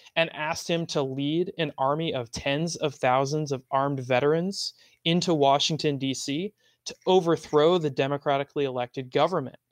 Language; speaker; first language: English; native; English